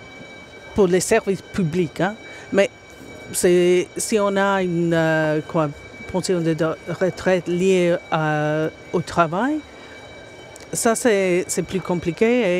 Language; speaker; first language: French; non-native, fluent; English